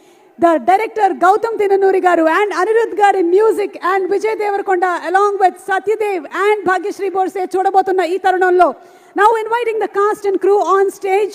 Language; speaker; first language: Telugu; native; Telugu